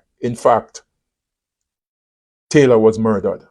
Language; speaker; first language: English; native; English